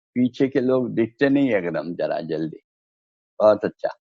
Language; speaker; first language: Hindi; non-native, local second language; Marathi